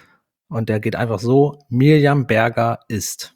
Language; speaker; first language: German; native; German